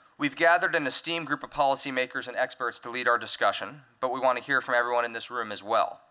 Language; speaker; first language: English; native; English